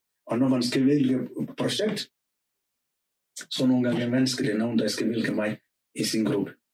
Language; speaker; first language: Norwegian; non-native, fluent; Somali